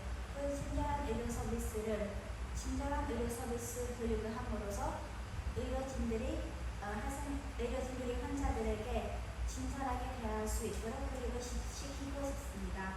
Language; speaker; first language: Korean; non-native, fluent; Khmer